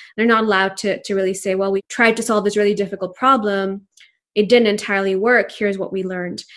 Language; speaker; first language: English; non-native, local second language; Urdu